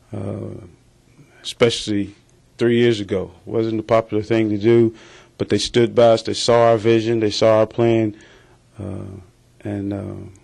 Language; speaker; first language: English; native; English